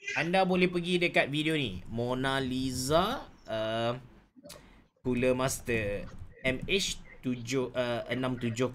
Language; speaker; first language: Malay; native; Malay